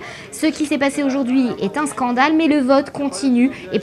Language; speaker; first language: French; native; French